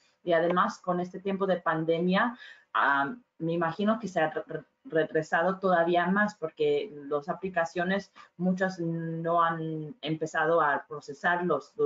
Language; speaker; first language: Spanish; non-native, fluent; English